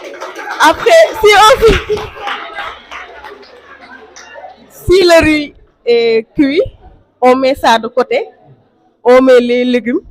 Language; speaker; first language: French; non-native, local second language; Wolof